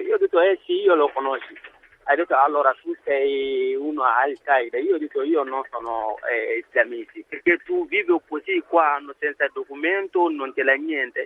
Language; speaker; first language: Italian; non-native, learner; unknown